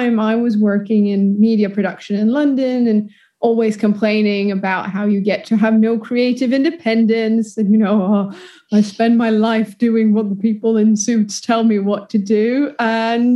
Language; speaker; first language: English; non-native, fluent; Swedish